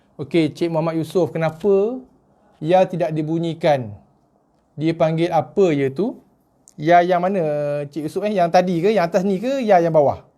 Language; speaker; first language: Malay; native; Malay